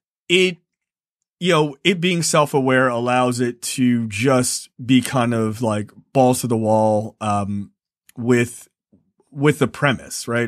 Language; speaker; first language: English; native; English